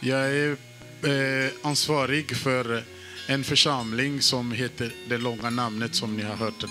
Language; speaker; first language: Swedish; non-native, fluent; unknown